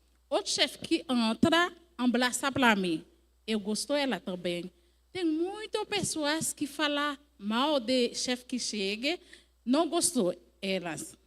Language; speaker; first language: Portuguese; non-native, learner; French